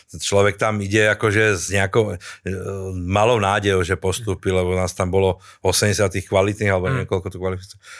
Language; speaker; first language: Slovak; native; Slovak